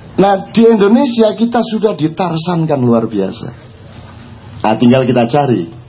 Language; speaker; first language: Indonesian; non-native, local second language; Javanese